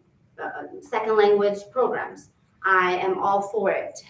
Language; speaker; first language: English; early bilingual, other home language; Albanian